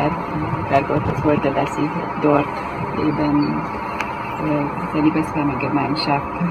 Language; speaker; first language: German; non-native, learner; Hungarian